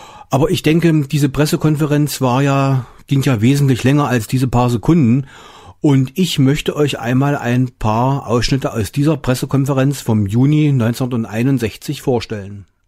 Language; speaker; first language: German; native; German